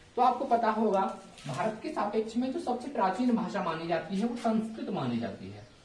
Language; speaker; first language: Hindi; native; Hindi